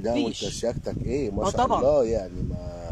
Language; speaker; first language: Arabic; native; Arabic